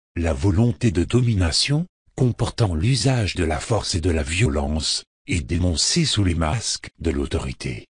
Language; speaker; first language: French; native; French